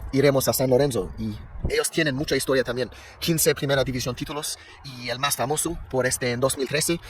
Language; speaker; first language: Spanish; non-native, learner; English